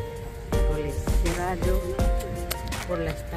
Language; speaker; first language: Spanish; non-native, learner; Filipino